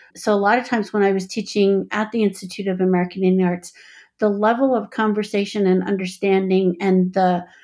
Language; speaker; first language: English; native; English